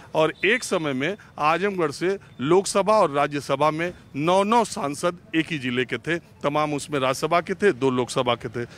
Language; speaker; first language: Hindi; native; Hindi